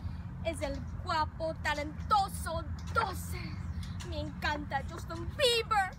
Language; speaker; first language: Spanish; non-native, learner; English